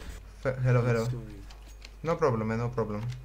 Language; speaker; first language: English; non-native, learner; Romanian